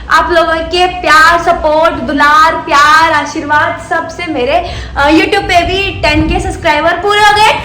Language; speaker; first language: Hindi; non-native, local second language; Maithili